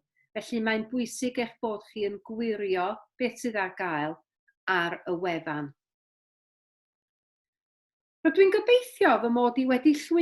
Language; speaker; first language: Welsh; native; Welsh